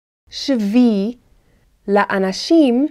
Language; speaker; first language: Hebrew; non-native, fluent; English